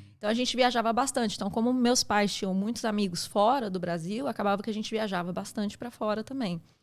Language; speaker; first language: Portuguese; native; Portuguese